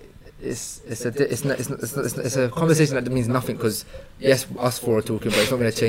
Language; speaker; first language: English; native; English